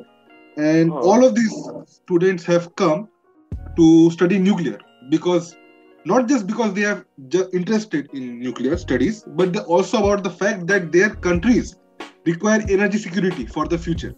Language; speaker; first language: English; non-native, local second language; Bangla